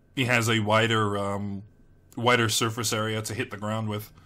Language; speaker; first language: English; native; English